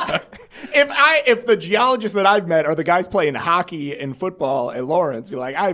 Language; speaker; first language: English; native; English